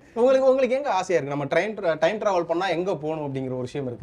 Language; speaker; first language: Tamil; native; Tamil